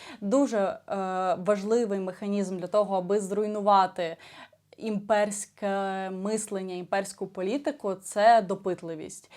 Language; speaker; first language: Ukrainian; non-native, local second language; Russian